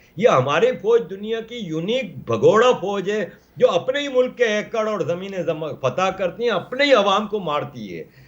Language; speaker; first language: Urdu; native; Urdu